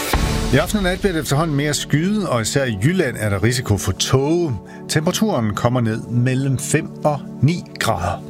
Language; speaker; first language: Danish; native; Danish